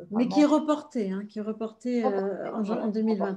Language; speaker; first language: French; native; French